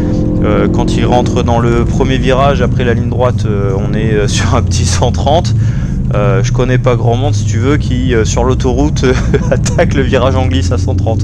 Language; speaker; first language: French; native; French